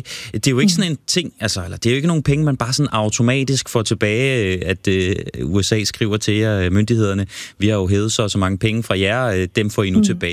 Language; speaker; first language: Danish; native; Danish